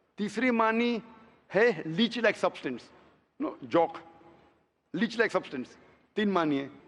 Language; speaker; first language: Hindi; non-native, local second language; Konkani